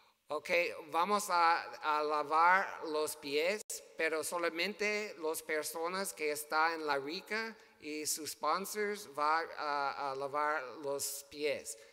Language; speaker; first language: Spanish; non-native, learner; English